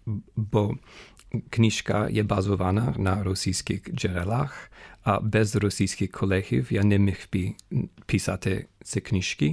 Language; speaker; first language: Ukrainian; non-native, fluent; English